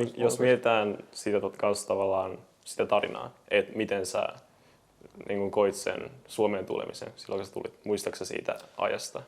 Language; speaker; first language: Finnish; native; Finnish